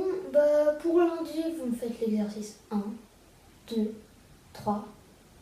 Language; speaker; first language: French; native; French